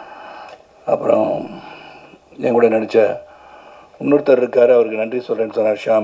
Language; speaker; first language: Tamil; native; Tamil